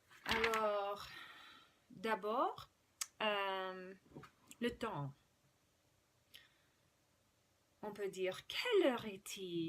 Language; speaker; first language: French; non-native, fluent; English